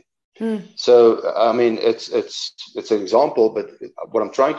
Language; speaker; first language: English; non-native, local second language; Afrikaans